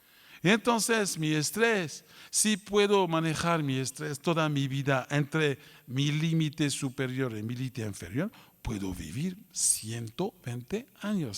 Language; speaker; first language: Spanish; non-native, fluent; French